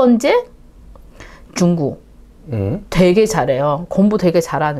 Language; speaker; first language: Korean; non-native, learner; Chinese